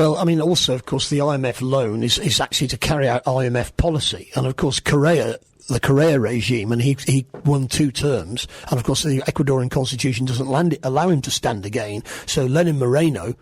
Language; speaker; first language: English; native; English